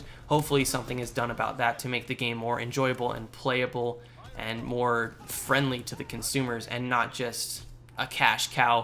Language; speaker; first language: English; native; English